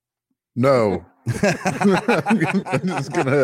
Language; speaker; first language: English; native; English